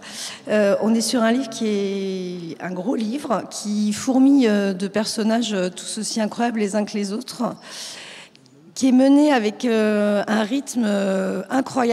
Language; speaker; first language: French; native; French